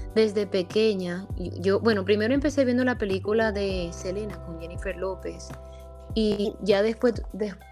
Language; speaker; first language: Spanish; early bilingual, heritage; Spanish